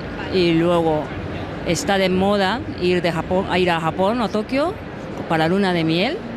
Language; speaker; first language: Spanish; non-native, fluent; Japanese